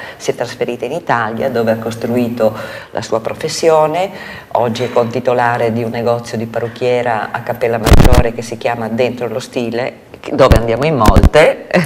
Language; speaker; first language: Italian; native; Italian